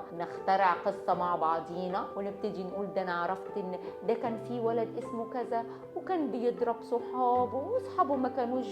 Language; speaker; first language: Arabic; native; Arabic